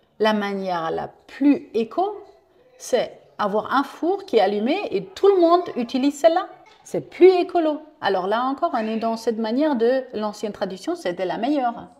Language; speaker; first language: French; non-native, fluent; German